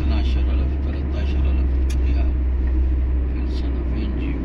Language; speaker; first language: Arabic; non-native, learner; Urdu